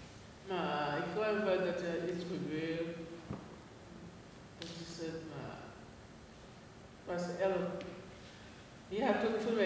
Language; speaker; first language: Dutch; non-native, learner; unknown